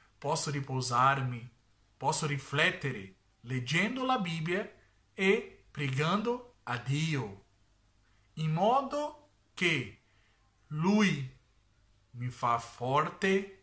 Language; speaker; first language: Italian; non-native, learner; Portuguese